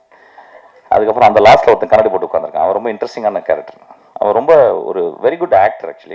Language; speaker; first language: Tamil; native; Tamil